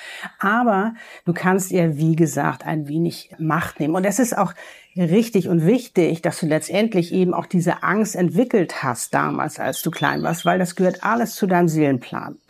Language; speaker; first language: German; native; German